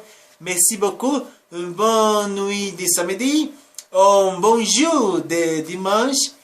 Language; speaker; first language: French; non-native, learner; Spanish